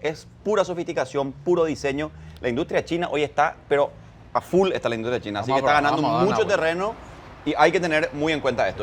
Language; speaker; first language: Spanish; native; Spanish